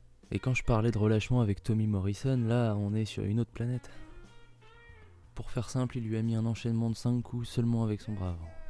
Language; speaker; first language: French; native; French